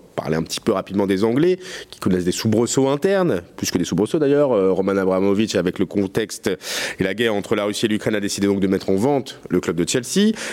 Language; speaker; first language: French; native; French